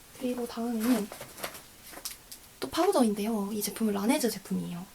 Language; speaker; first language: Korean; native; Korean